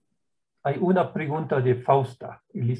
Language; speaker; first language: Spanish; non-native, fluent; German